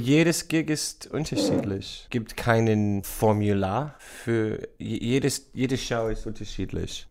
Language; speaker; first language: German; non-native, learner; English